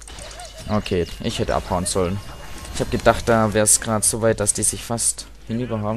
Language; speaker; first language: German; native; German